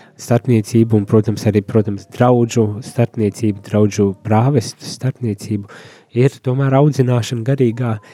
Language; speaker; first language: Latvian; native; Latvian